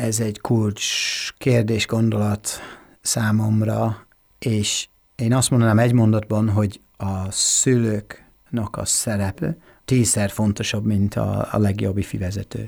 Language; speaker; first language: Hungarian; non-native, fluent; English